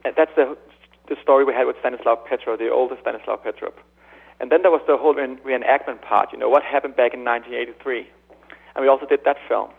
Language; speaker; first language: English; non-native, fluent; Danish